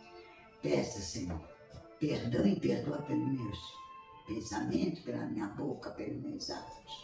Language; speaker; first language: Portuguese; native; Portuguese